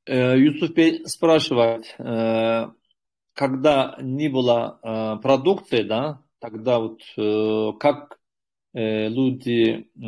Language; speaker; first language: Russian; non-native, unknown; Turkish